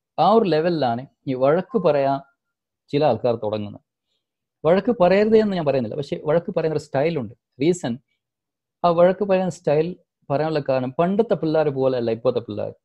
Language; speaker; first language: Malayalam; non-native, local second language; Divehi